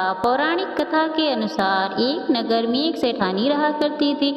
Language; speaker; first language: Hindi; native; Hindi